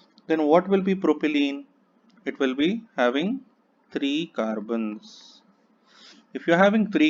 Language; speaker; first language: English; non-native, local second language; Hindi